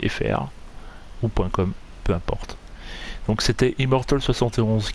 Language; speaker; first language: French; native; French